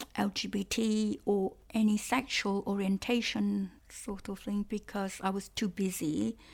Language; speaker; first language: English; non-native, local second language; Cantonese